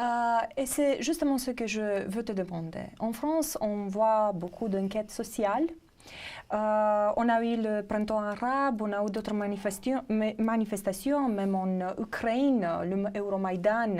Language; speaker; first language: French; non-native, fluent; Romanian